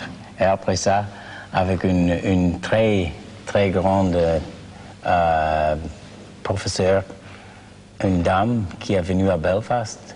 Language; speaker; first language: French; non-native, learner; English